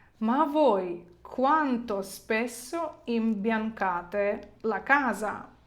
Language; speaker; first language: Italian; non-native, fluent; Ukrainian